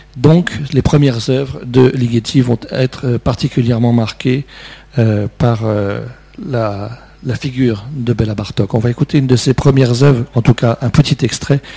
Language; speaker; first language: French; native; French